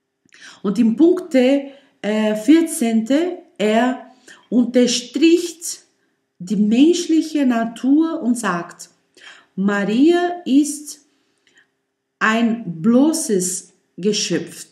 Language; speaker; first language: German; non-native, learner; Portuguese